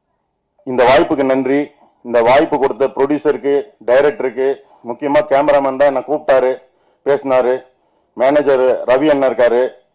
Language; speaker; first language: Tamil; native; Tamil